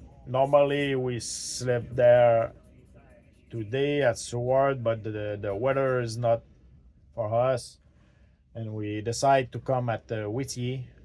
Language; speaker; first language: English; non-native, learner; French